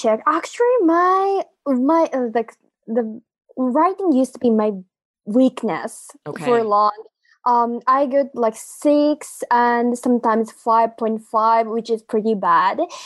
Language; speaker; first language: English; non-native, fluent; Japanese